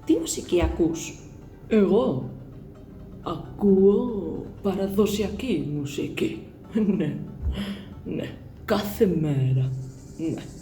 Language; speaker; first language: Greek; non-native, learner; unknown